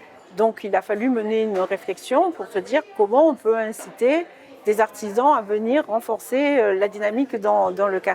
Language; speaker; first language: French; native; French